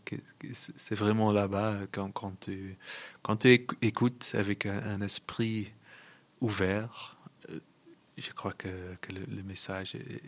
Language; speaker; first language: French; non-native, local second language; Dutch